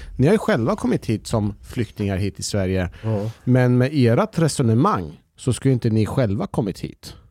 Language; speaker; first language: Swedish; native; Swedish